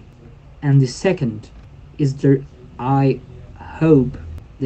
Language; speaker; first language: English; non-native, fluent; Spanish